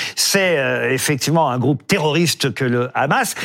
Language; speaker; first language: French; native; French